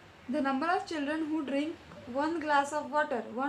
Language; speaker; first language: English; non-native, local second language; Gujarati